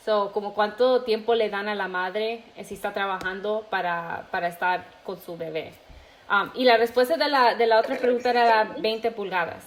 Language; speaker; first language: Spanish; early bilingual, heritage; Spanish